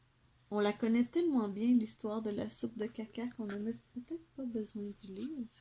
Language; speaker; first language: French; native; French